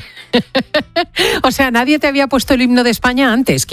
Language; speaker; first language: Spanish; native; Spanish